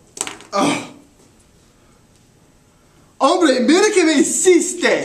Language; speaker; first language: Spanish; non-native, learner; English